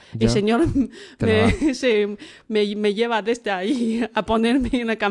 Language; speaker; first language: Spanish; non-native, fluent; Chinese